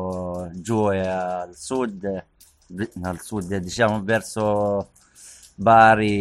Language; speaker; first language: Italian; non-native, learner; Arabic